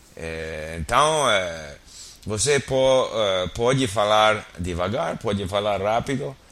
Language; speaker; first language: Portuguese; non-native, learner; English